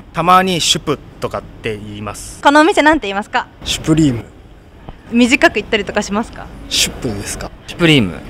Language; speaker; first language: English; non-native, fluent; Japanese